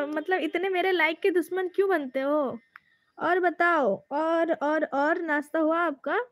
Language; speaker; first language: Hindi; non-native, local second language; Bangla